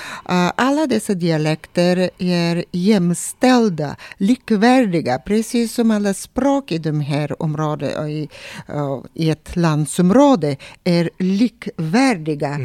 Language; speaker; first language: Swedish; non-native, fluent; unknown